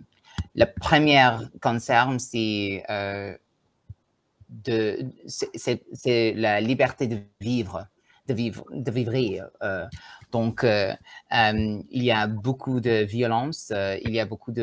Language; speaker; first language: French; non-native, learner; Tswana